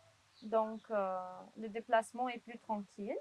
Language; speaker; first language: French; non-native, fluent; Romanian